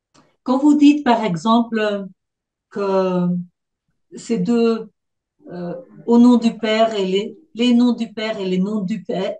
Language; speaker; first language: French; non-native, fluent; Spanish